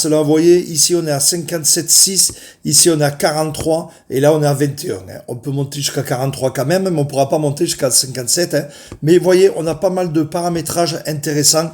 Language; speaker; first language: French; native; French